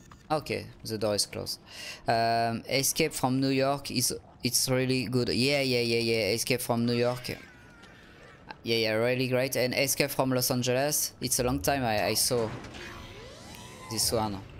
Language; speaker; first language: English; non-native, learner; French